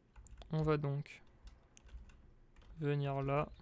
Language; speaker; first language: French; native; French